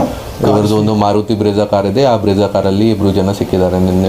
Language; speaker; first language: Kannada; non-native, fluent; Hindi